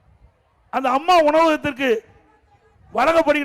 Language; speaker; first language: Tamil; native; Tamil